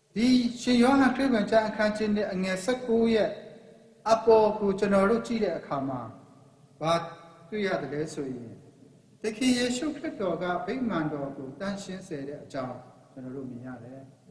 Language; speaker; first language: Burmese; non-native, local second language; Kachin